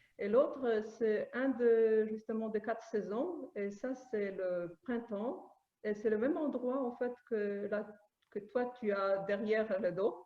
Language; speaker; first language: French; non-native, fluent; Polish